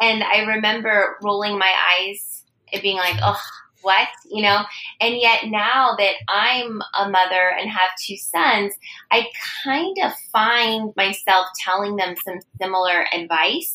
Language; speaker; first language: English; native; English